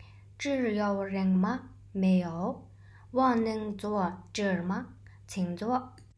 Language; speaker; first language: Chinese; non-native, learner; Mongolian